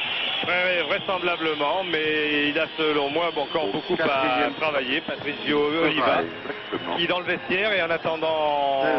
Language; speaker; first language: French; native; French